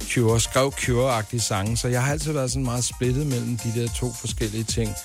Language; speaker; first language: Danish; native; Danish